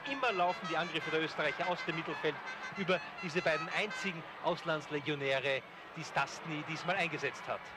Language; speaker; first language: German; native; German